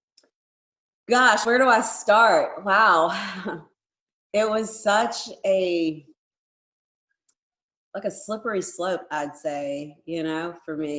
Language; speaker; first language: English; native; English